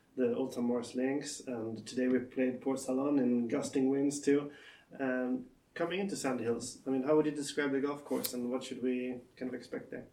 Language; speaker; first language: English; non-native, fluent; Swedish